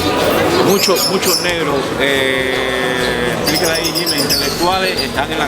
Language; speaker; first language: Spanish; native; Spanish